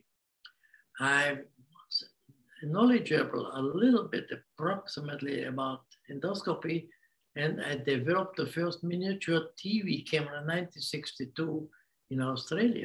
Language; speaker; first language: English; non-native, fluent; Hungarian